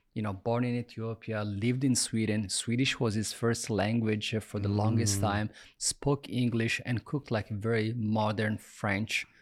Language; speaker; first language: English; non-native, fluent; Italian